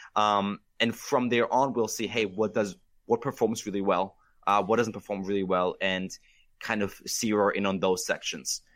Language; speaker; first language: English; non-native, fluent; German